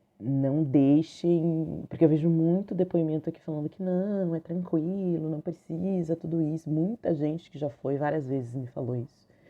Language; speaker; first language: Portuguese; native; Portuguese